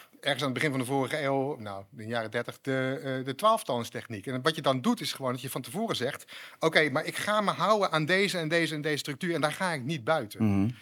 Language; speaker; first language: Dutch; native; Dutch